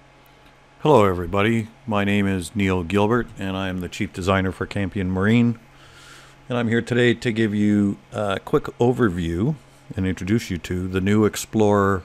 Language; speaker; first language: English; native; English